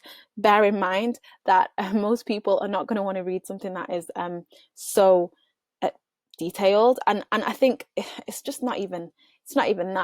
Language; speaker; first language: English; native; English